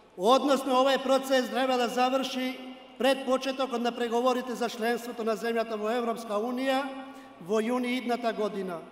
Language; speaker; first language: Macedonian; non-native, local second language; Albanian